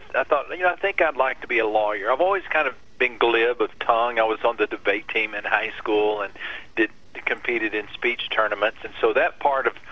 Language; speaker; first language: English; native; English